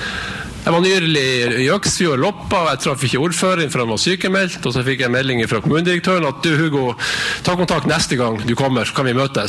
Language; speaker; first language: Norwegian; native; Norwegian